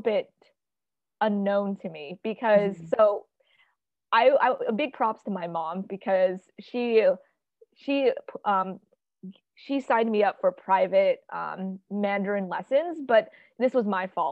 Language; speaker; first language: English; native; English